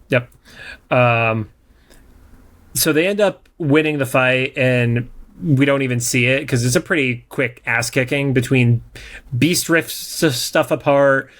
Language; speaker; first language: English; native; English